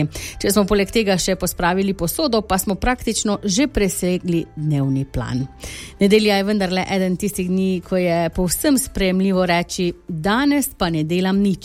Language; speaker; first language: Slovenian; native; Slovenian